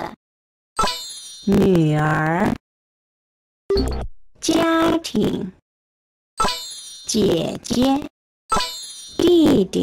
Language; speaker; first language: Chinese; non-native, learner; English